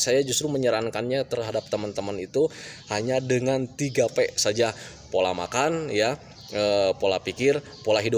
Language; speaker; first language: Indonesian; native; Indonesian